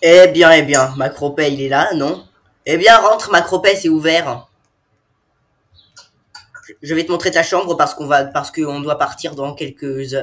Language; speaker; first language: French; native; French